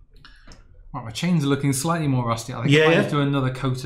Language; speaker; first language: English; native; English